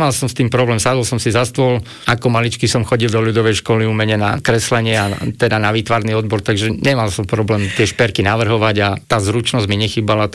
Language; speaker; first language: Slovak; native; Slovak